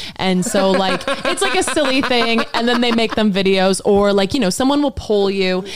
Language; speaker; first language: English; native; English